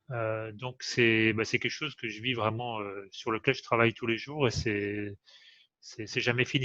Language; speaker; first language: French; native; French